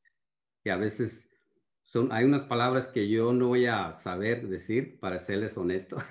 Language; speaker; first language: Spanish; early bilingual, heritage; Spanish